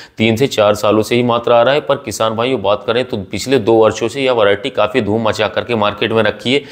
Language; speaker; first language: Hindi; native; Hindi